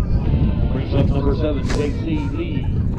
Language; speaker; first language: English; native; English